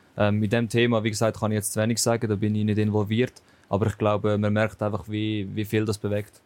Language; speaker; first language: German; native; German